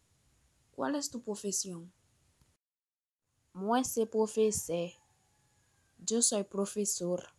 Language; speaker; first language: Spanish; non-native, fluent; Haitian Creole